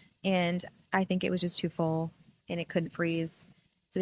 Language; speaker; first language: English; native; English